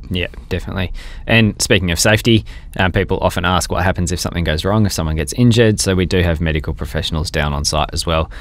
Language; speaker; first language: English; native; English